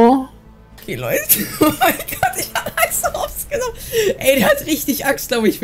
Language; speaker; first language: German; native; German